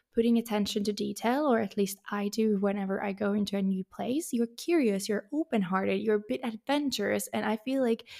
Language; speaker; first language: English; non-native, fluent; Finnish